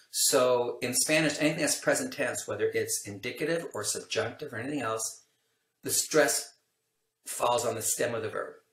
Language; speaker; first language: English; native; English